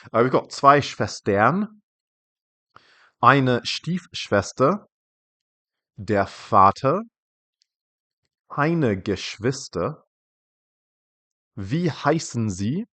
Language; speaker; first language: German; non-native, fluent; English